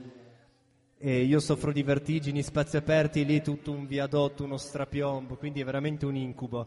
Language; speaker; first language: Italian; native; Italian